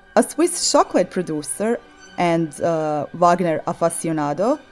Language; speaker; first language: English; non-native, fluent; Croatian